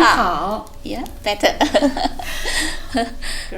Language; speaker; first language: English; non-native, fluent; Chinese